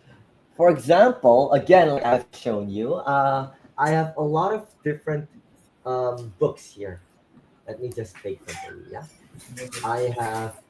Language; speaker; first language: English; non-native, fluent; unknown